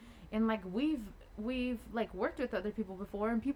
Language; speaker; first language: English; native; English